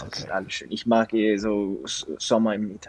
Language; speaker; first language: German; non-native, learner; Danish